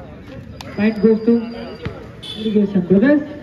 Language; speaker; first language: English; non-native, local second language; Tamil